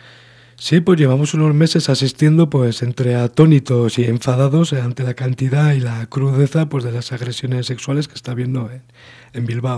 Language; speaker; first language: Spanish; native; Spanish